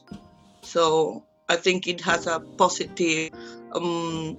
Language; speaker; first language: English; non-native, fluent; Spanish